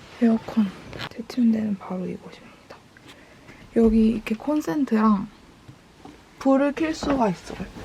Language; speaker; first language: Korean; native; Korean